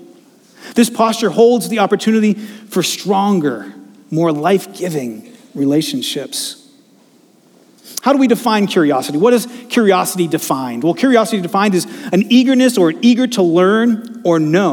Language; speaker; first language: English; native; English